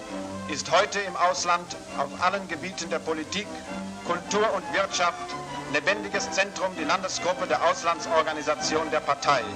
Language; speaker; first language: German; native; German